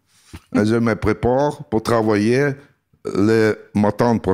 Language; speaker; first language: French; non-native, learner; Russian